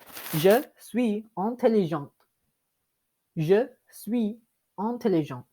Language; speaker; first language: French; non-native, fluent; English